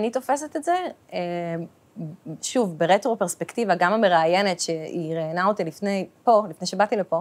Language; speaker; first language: Hebrew; early bilingual, other home language; Russian